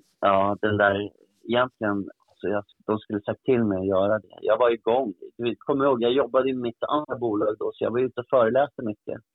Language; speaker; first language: Swedish; early bilingual, other home language; Portuguese